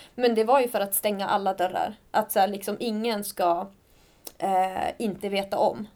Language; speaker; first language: Swedish; native; Swedish